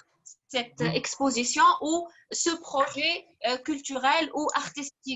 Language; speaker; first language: French; non-native, fluent; Arabic